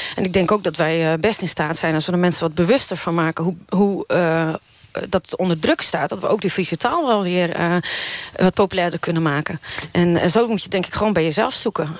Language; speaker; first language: Dutch; non-native, local second language; Western Frisian